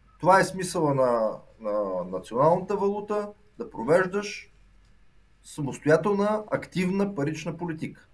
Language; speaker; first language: Bulgarian; native; Bulgarian